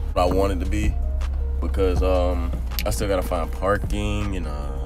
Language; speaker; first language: English; native; English